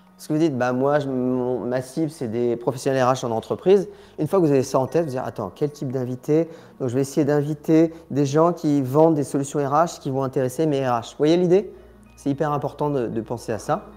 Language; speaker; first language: French; native; French